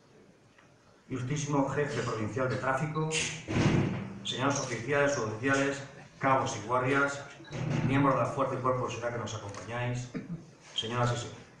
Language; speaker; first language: Spanish; native; Spanish